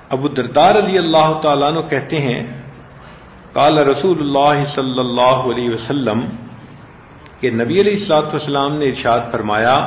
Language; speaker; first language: Urdu; non-native, local second language; Punjabi